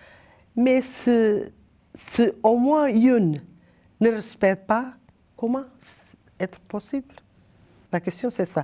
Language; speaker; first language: French; non-native, learner; Portuguese